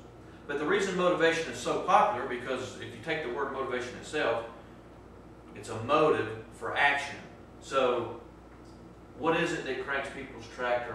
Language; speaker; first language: English; native; English